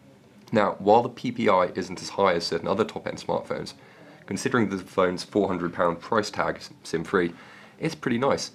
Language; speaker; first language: English; native; English